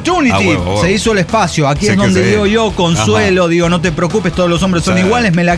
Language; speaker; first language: Spanish; native; Spanish